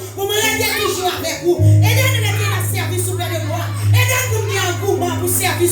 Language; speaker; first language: French; non-native, local second language; Haitian Creole